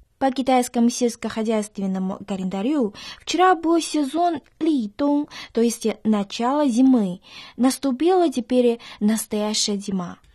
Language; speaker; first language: Russian; non-native, fluent; Chinese